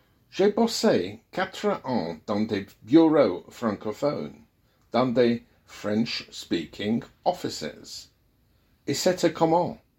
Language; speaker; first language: French; non-native, fluent; English